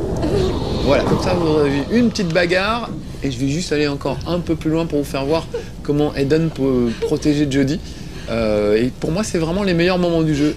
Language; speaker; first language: French; native; French